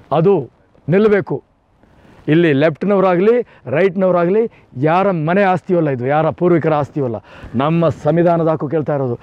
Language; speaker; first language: Kannada; non-native, local second language; Kodava